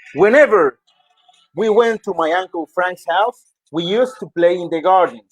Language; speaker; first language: English; non-native, fluent; Spanish